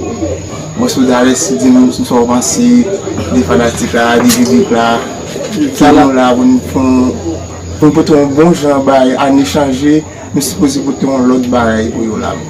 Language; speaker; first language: French; non-native, learner; Haitian Creole